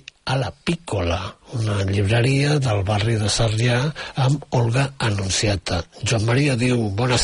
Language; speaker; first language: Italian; non-native, learner; Catalan